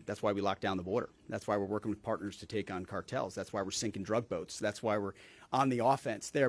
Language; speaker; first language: English; native; English